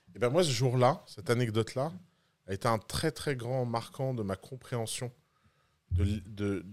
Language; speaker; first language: French; native; French